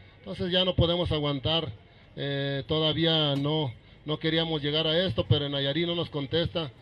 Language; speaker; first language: Spanish; non-native, local second language; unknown